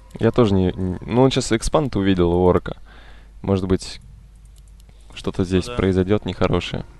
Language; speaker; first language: Russian; native; Russian